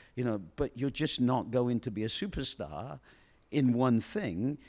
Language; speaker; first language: English; native; English